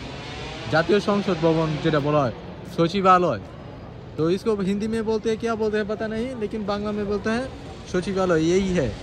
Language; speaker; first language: Hindi; non-native, learner; Bangla